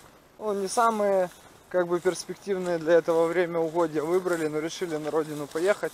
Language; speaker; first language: Russian; native; Russian